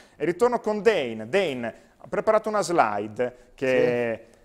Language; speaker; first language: Italian; native; Italian